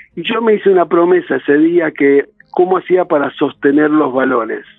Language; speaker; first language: Spanish; native; Spanish